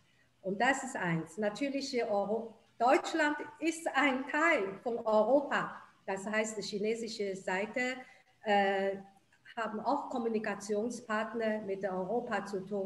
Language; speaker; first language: German; non-native, fluent; Chinese